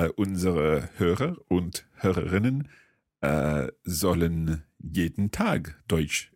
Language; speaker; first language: German; non-native, learner; English